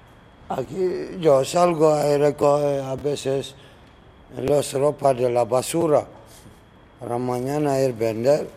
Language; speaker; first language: Spanish; non-native, learner; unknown